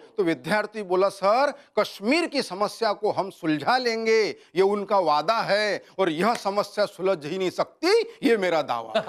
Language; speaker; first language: Hindi; non-native, local second language; Telugu